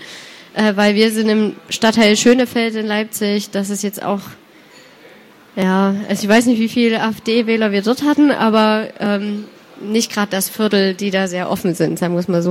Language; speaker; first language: German; native; German